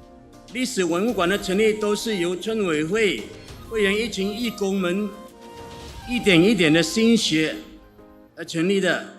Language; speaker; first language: Chinese; native; Chinese